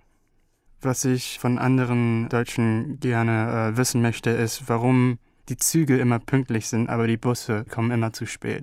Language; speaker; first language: German; early bilingual, other home language; Korean